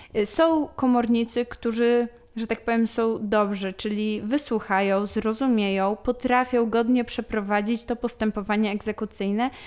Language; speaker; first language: Polish; native; Polish